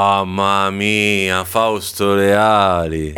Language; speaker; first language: Italian; native; Italian